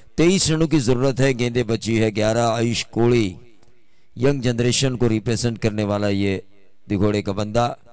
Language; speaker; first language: Hindi; non-native, local second language; Marathi